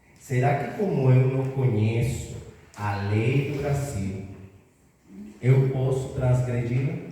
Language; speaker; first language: Portuguese; non-native, fluent; Spanish